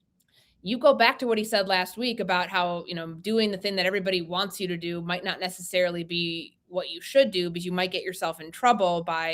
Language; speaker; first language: English; native; English